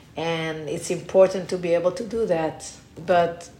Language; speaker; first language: English; non-native, fluent; Hebrew